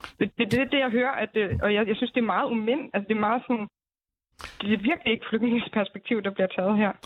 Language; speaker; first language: Danish; native; Danish